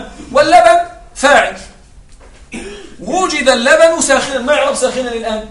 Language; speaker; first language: Arabic; native; Arabic